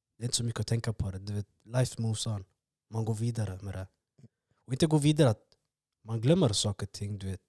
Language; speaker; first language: Swedish; early bilingual, other home language; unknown